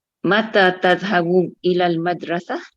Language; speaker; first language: Arabic; non-native, learner; Malay